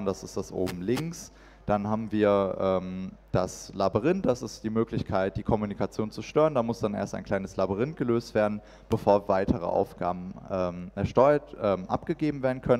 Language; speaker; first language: German; native; German